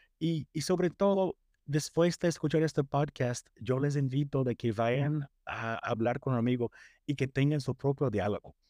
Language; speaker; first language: Spanish; non-native, fluent; English